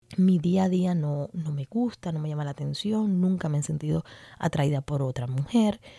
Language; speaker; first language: Spanish; native; Spanish